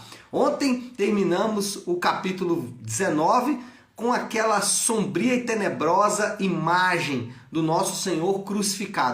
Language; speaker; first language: Portuguese; native; Portuguese